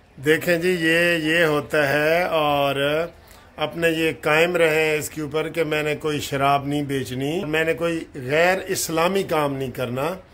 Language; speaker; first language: Urdu; non-native, local second language; Punjabi